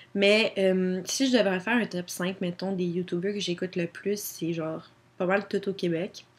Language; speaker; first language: French; native; French